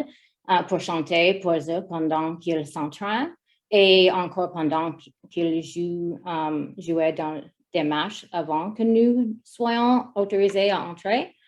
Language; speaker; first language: French; non-native, learner; English